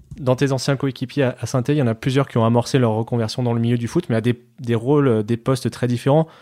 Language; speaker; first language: French; native; French